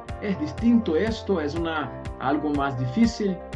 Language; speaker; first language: Spanish; non-native, learner; Portuguese